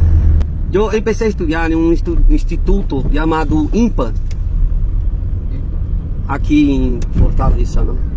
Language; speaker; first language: Spanish; non-native, fluent; Portuguese